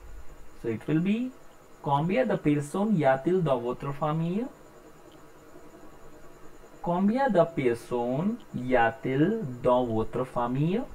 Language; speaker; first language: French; non-native, learner; Hindi